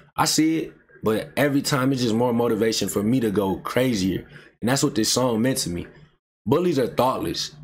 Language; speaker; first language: English; native; English